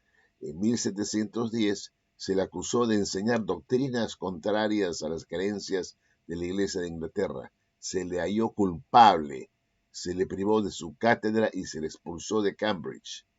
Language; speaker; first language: Spanish; native; Spanish